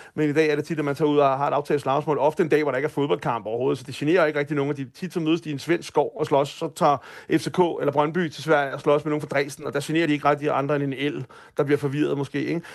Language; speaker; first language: Danish; native; Danish